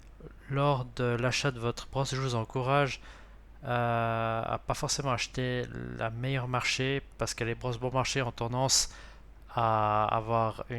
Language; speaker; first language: French; native; French